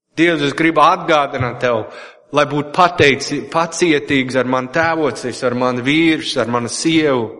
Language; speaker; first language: Latvian; non-native, fluent; English